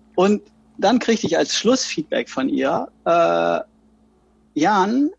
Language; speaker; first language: German; native; German